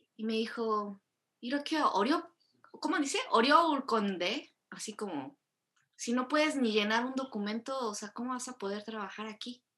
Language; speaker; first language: Spanish; early bilingual, other home language; Korean